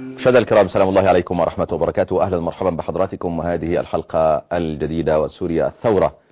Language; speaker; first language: Arabic; native; Arabic